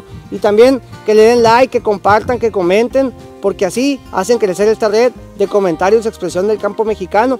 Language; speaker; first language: Spanish; native; Spanish